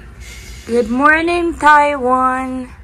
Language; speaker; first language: English; non-native, local second language; Filipino